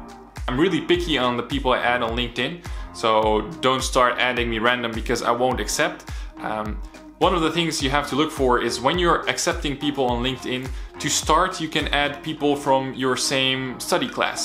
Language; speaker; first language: English; non-native, fluent; Dutch